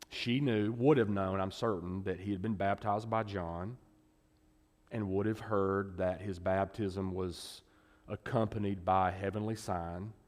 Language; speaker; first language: English; native; English